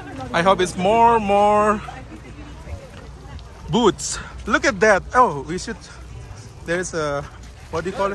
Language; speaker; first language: English; non-native, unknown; Indonesian